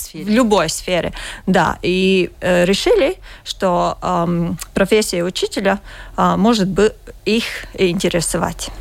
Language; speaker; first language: Russian; non-native, learner; Latvian